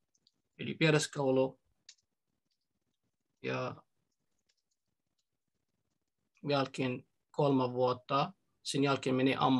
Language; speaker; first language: Finnish; non-native, learner; Arabic